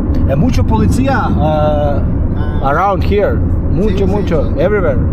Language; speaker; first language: Spanish; non-native, learner; Serbian